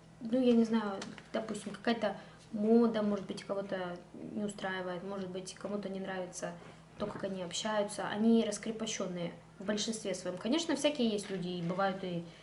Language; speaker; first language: Russian; native; Russian